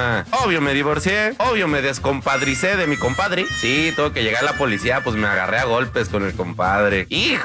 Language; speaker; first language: Spanish; native; Spanish